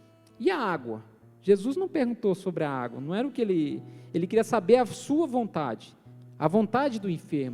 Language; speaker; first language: Portuguese; native; Portuguese